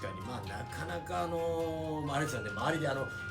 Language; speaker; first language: Japanese; native; Japanese